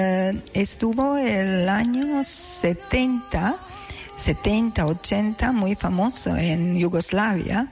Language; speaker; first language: Spanish; non-native, learner; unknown